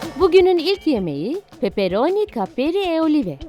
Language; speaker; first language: Turkish; native; Turkish